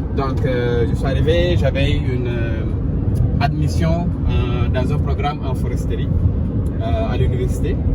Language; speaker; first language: French; non-native, local second language; Wolof